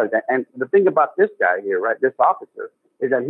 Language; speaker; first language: English; native; English